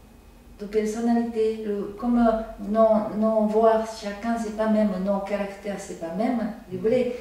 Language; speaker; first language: French; non-native, learner; Japanese